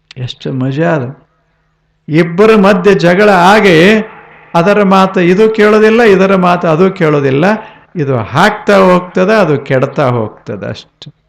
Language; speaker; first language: Kannada; native; Kannada